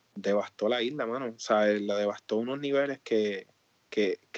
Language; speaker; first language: Spanish; native; Spanish